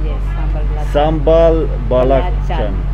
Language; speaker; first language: English; non-native, learner; Indonesian